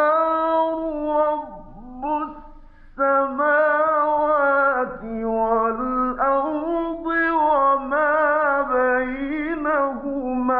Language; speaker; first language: Arabic; native; Arabic